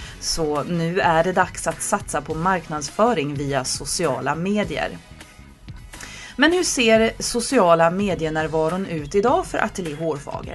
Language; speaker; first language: Swedish; native; Swedish